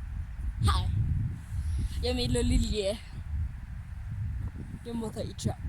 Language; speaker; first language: Norwegian; early bilingual, other home language; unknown